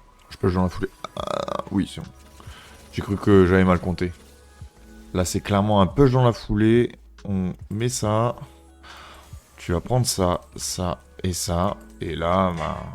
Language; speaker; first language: French; native; French